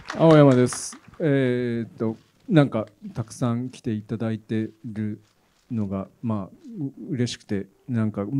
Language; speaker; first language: Japanese; native; Japanese